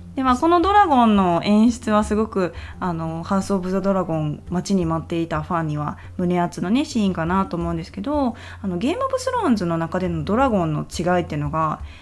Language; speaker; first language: Japanese; native; Japanese